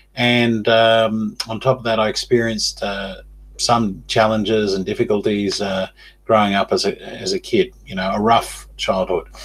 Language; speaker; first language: English; native; English